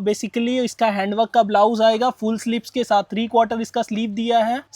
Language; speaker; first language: Hindi; non-native, local second language; Bangla